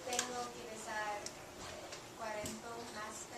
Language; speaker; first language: Spanish; non-native, learner; English